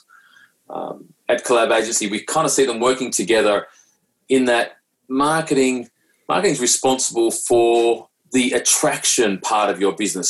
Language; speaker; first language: English; native; English